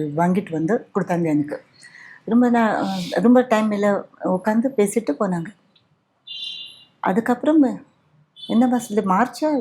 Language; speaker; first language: Tamil; non-native, fluent; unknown